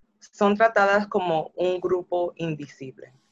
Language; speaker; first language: Spanish; early bilingual, other home language; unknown